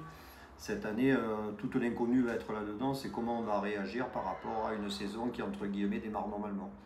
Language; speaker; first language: French; native; French